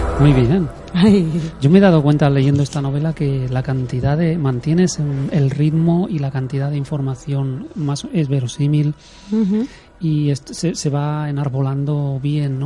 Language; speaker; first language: Spanish; native; Spanish